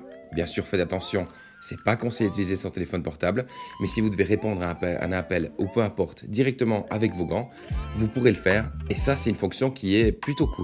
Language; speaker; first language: French; native; French